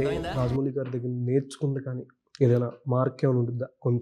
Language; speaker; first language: Telugu; native; Telugu